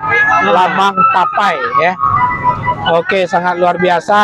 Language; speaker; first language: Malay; non-native, local second language; Minangkabau